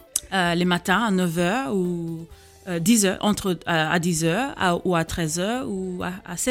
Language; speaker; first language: French; non-native, fluent; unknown